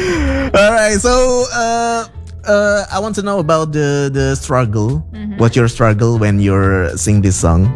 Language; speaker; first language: English; non-native, learner; Indonesian